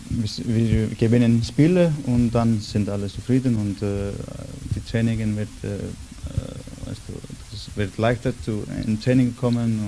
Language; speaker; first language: German; non-native, learner; Icelandic